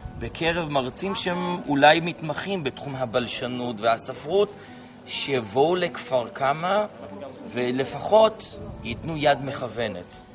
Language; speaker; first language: Hebrew; non-native, local second language; Adyghe